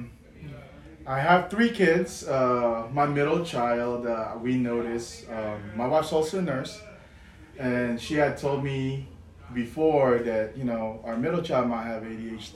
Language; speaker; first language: English; non-native, local second language; Filipino